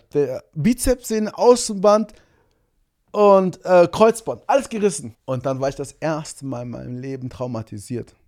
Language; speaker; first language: German; early bilingual, other home language; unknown